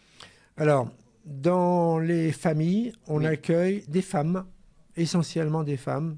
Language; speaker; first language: French; native; French